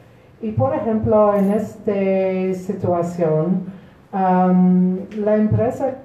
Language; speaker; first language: Spanish; non-native, fluent; Polish